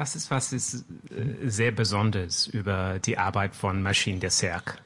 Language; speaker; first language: German; non-native, learner; French